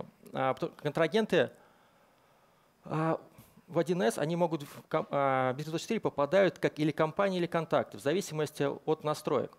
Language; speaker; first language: Russian; native; Russian